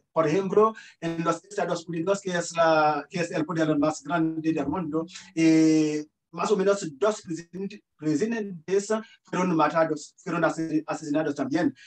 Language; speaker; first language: Spanish; non-native, fluent; Haitian Creole